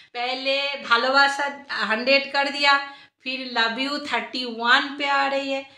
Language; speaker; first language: Hindi; non-native, local second language; Bangla